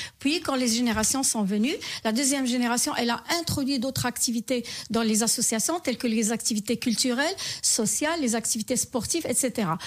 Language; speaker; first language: French; non-native, local second language; Arabic